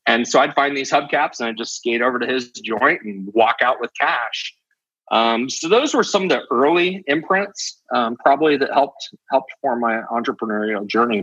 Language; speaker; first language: English; native; English